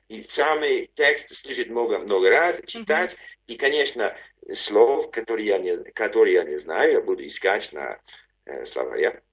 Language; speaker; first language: Russian; non-native, learner; English